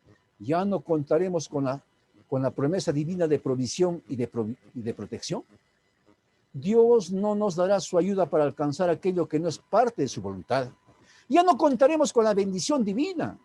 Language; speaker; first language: Spanish; native; Spanish